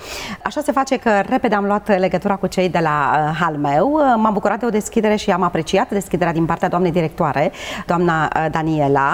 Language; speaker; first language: Romanian; native; Romanian